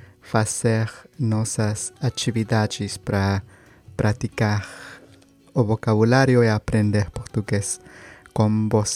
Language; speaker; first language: Portuguese; non-native, learner; Spanish